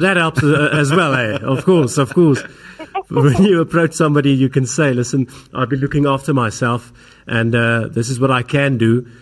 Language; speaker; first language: English; non-native, local second language; Afrikaans